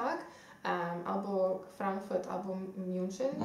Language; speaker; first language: Polish; non-native, learner; Xhosa